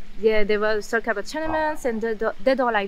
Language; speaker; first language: English; non-native, fluent; French